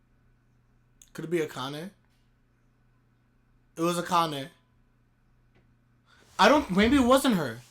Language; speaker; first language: English; native; English